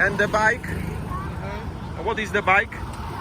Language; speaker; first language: English; non-native, fluent; Polish